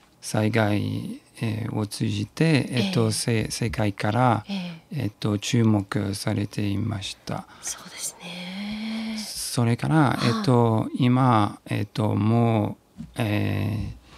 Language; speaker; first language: Japanese; non-native, learner; French